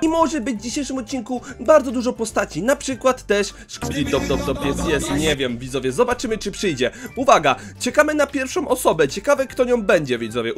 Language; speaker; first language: Polish; native; Polish